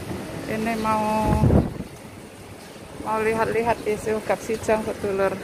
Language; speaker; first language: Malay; non-native, local second language; Javanese